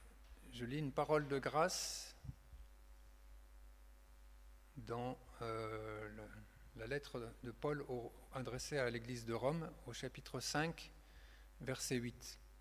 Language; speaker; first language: French; native; French